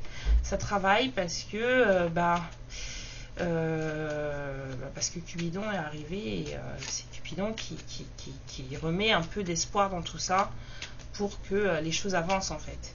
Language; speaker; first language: French; native; French